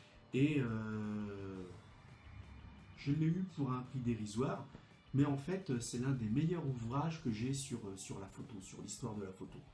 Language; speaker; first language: French; native; French